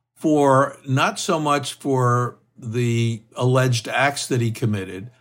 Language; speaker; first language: English; native; English